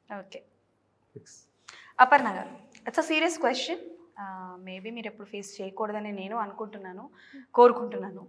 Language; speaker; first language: Telugu; native; Telugu